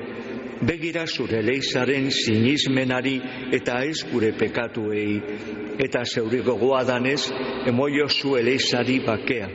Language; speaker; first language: Basque; native; Basque